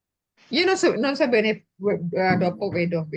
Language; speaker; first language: Italian; non-native, learner; Indonesian